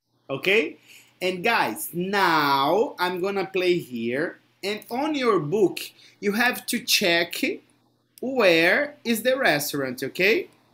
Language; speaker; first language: English; non-native, fluent; Portuguese